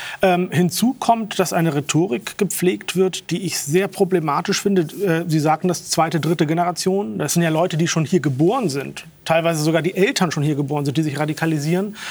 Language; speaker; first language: German; native; German